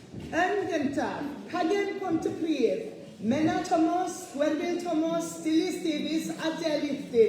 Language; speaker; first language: Welsh; native; Welsh